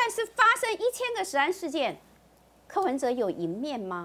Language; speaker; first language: Chinese; native; Chinese